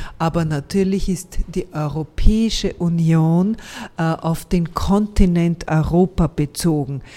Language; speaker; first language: German; native; German